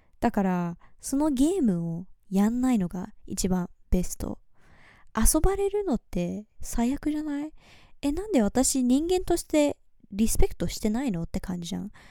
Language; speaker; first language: Japanese; early bilingual, heritage; Japanese